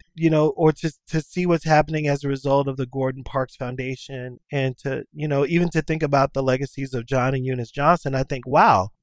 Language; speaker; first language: English; native; English